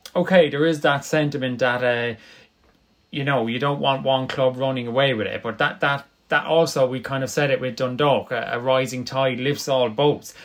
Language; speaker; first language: English; native; English